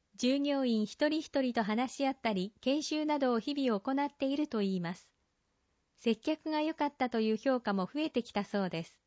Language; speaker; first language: Japanese; native; Japanese